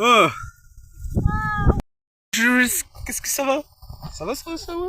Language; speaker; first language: French; native; French